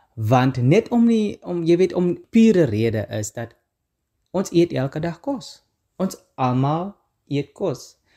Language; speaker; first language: Afrikaans; native; Afrikaans